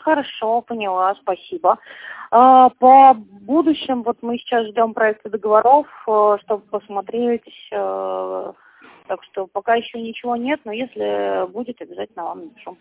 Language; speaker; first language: Russian; native; Russian